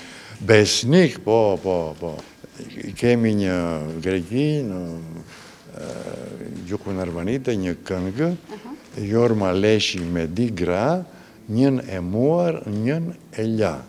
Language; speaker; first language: Albanian; non-native, fluent; Greek